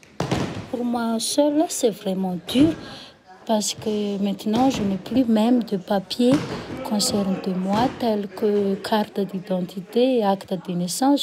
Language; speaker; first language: French; non-native, local second language; Malagasy